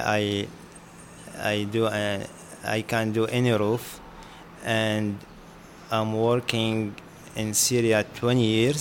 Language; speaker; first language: English; non-native, learner; Arabic